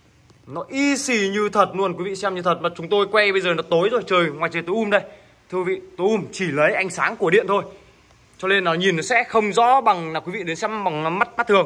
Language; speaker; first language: Vietnamese; native; Vietnamese